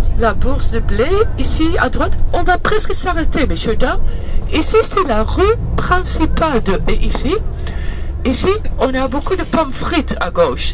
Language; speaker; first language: French; early bilingual, heritage; Dutch